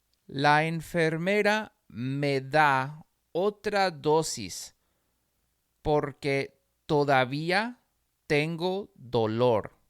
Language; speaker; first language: Spanish; non-native, fluent; English